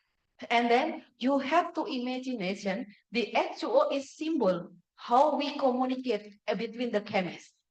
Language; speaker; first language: English; non-native, fluent; Indonesian